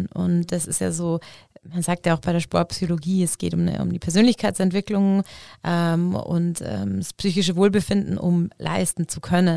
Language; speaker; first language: German; native; German